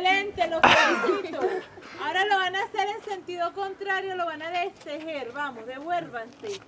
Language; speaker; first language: Spanish; native; Spanish